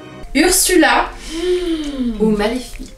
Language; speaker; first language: French; native; French